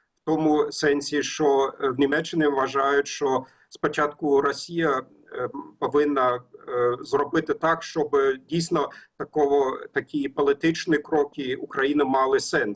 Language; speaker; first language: Ukrainian; non-native, learner; German